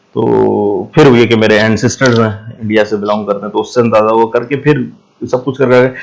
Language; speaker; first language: Urdu; non-native, fluent; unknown